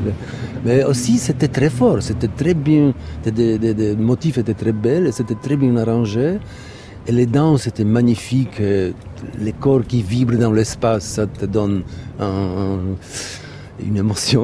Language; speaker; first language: French; non-native, fluent; Polish